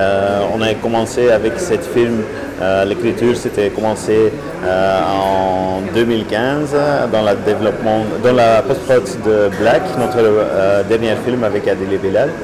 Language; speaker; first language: French; non-native, fluent; Dutch